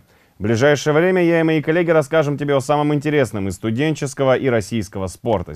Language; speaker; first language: Russian; native; Russian